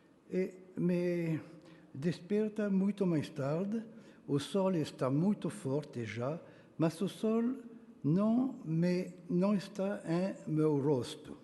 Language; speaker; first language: Portuguese; non-native, fluent; French